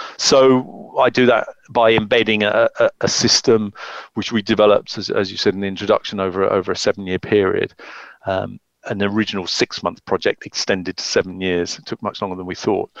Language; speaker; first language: English; native; English